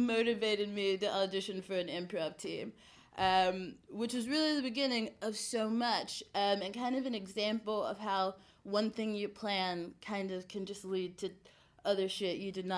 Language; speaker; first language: English; native; English